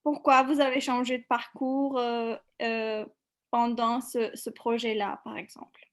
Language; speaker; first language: French; non-native, fluent; Macedonian